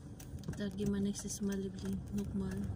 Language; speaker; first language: German; non-native, learner; Filipino